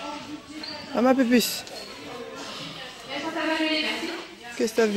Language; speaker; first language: French; native; French